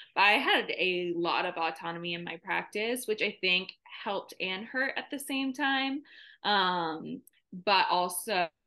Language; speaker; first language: English; native; English